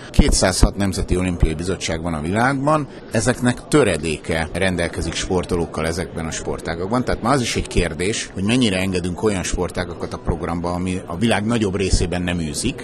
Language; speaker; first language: Hungarian; native; Hungarian